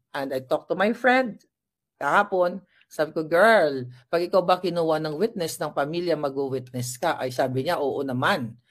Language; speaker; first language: Filipino; non-native, local second language; Hiligaynon